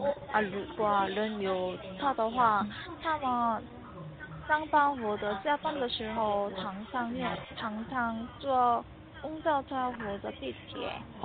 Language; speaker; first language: Chinese; non-native, learner; Korean